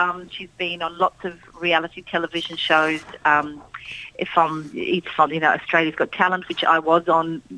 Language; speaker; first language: English; early bilingual, other home language; Dutch